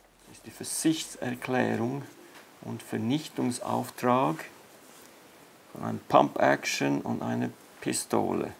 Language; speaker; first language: German; non-native, fluent; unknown